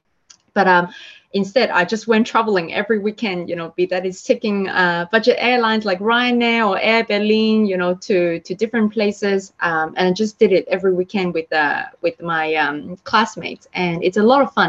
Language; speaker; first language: English; non-native, local second language; Cantonese